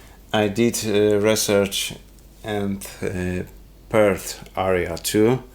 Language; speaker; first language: English; non-native, learner; Polish